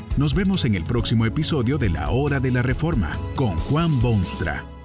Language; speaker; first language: Spanish; native; Spanish